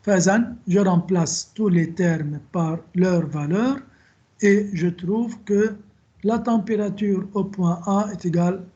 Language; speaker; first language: French; non-native, local second language; Arabic